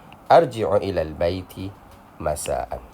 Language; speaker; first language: Arabic; non-native, fluent; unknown